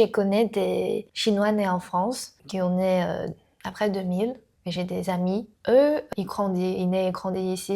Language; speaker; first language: French; non-native, learner; Chinese